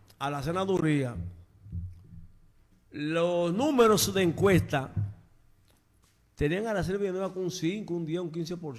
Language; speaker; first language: Spanish; native; Spanish